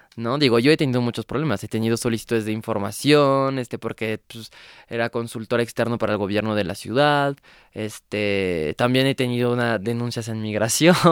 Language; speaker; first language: Spanish; non-native, fluent; French